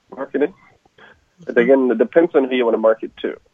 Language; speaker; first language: English; non-native, fluent; German